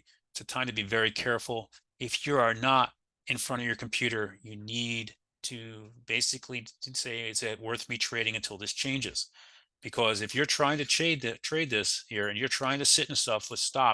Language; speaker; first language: English; native; English